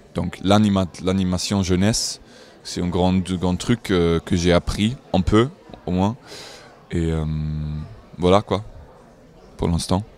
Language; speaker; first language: French; non-native, fluent; German